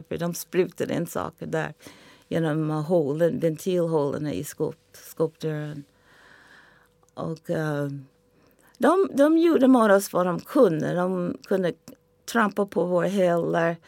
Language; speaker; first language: Swedish; non-native, fluent; English